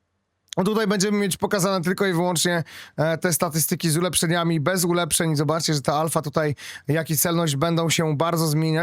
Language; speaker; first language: Polish; native; Polish